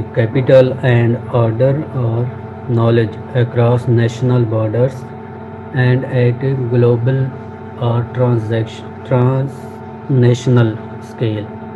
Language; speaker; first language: English; non-native, local second language; Urdu